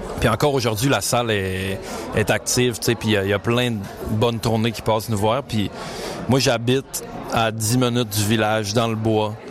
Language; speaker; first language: French; native; French